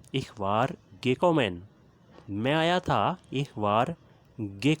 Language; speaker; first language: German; non-native, learner; Urdu